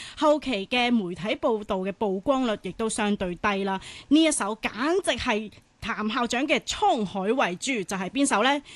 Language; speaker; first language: Cantonese; native; Cantonese